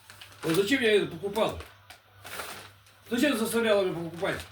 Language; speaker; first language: Russian; native; Russian